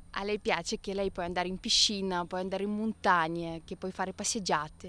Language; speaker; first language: Italian; non-native, learner; Russian